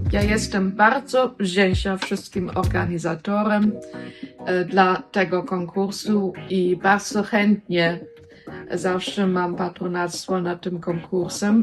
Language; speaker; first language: Polish; non-native, learner; German